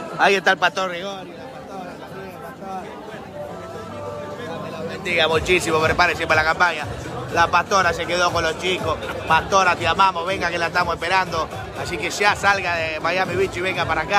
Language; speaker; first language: Spanish; native; Spanish